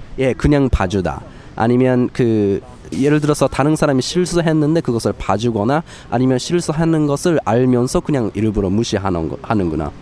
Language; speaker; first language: Korean; non-native, fluent; English